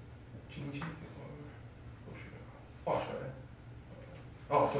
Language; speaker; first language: Chinese; non-native, learner; English